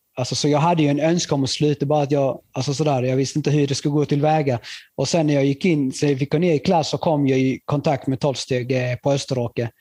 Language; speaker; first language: Swedish; early bilingual, other home language; Spanish